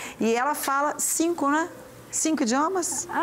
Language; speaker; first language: Portuguese; native; Portuguese